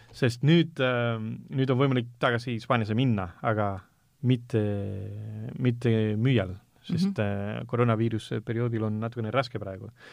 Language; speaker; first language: Estonian; non-native, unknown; Spanish